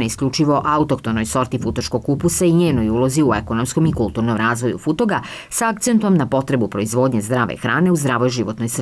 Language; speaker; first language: Serbian; native; Serbian